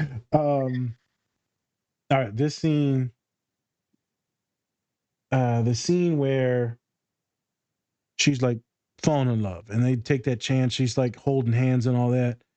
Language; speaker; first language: English; native; English